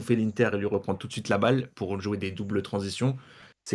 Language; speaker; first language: French; native; French